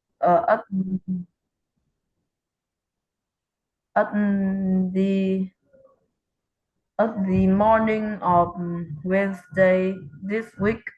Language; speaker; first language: English; non-native, learner; Vietnamese